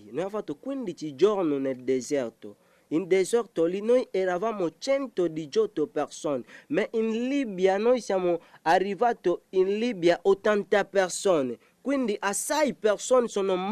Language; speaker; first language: Italian; non-native, learner; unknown